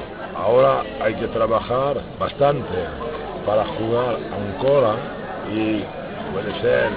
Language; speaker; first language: Spanish; non-native, fluent; French